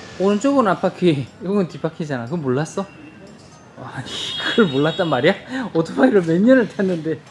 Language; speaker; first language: Korean; native; Korean